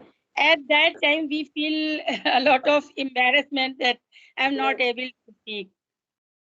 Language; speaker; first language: English; non-native, local second language; Hindi